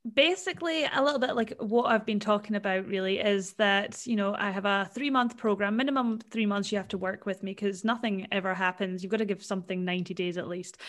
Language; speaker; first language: English; native; English